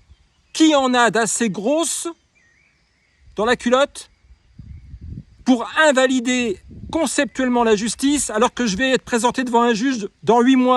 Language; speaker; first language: French; native; French